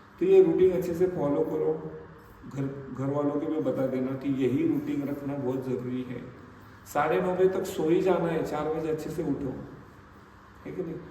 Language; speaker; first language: Hindi; non-native, local second language; Marathi